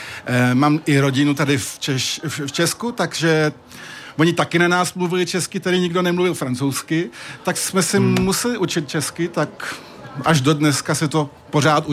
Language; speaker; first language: Czech; early bilingual, heritage; French